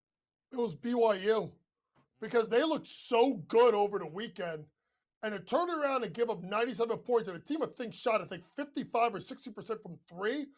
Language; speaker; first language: English; native; English